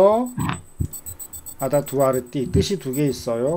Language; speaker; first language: Korean; native; Korean